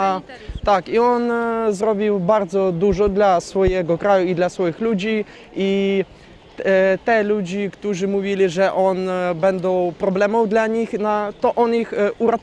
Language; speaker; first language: Polish; non-native, learner; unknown